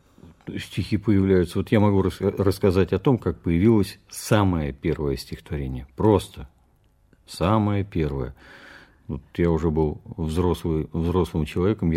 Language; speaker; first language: Russian; native; Russian